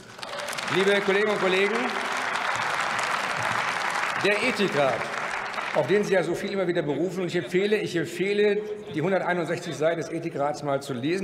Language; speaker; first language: German; native; German